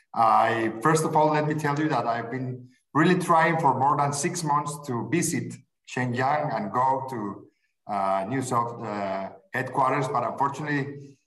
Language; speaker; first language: English; non-native, fluent; Spanish